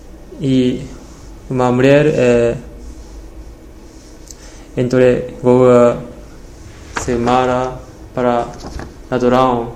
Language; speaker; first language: Spanish; non-native, learner; Portuguese